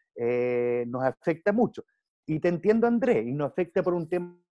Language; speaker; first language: Spanish; early bilingual, heritage; Spanish